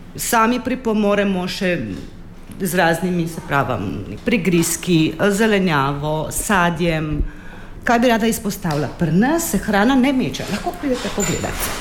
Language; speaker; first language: Slovenian; native; Slovenian